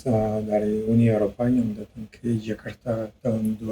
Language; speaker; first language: Indonesian; non-native, learner; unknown